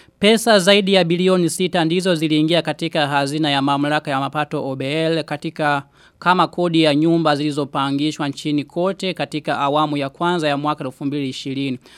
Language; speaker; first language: Swahili; non-native, local second language; Rundi